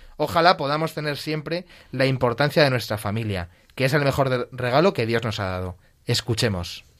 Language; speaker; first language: Spanish; native; Spanish